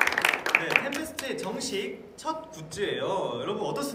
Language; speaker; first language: Korean; native; Korean